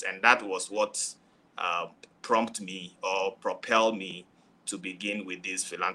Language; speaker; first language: English; non-native, local second language; Ewe